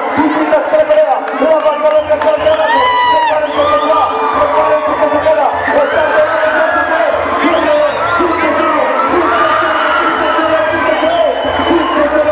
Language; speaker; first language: Spanish; native; Spanish